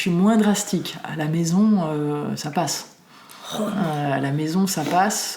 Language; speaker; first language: French; native; French